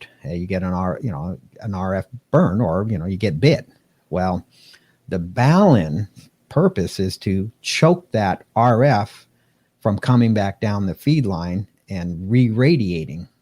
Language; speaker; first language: English; native; English